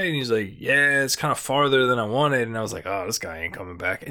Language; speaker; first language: English; native; English